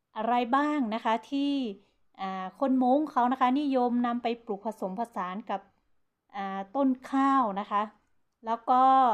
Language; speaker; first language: Thai; non-native, local second language; Hmong